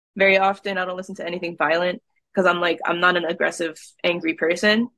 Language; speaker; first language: English; native; English